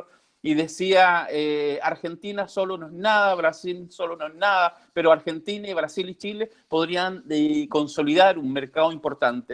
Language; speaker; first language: Spanish; native; Spanish